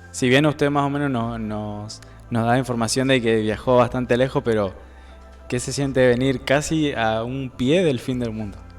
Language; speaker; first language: Spanish; native; Spanish